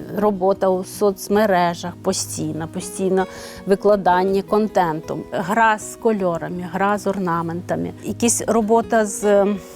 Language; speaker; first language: Ukrainian; non-native, local second language; Russian